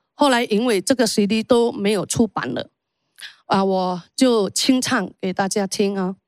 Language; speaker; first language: Chinese; early bilingual, heritage; Chinese